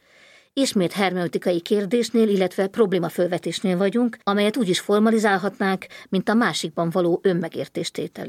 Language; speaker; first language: Hungarian; native; Hungarian